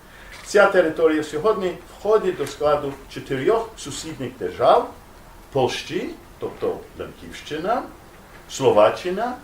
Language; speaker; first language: Ukrainian; non-native, learner; English